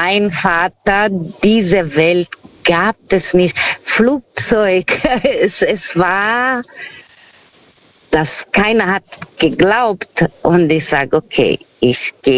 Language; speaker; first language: German; non-native, fluent; Portuguese